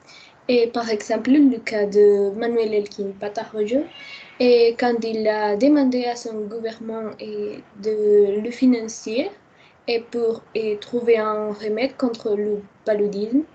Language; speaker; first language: French; non-native, learner; Spanish